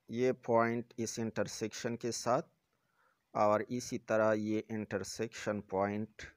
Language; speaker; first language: Urdu; non-native, local second language; Pashto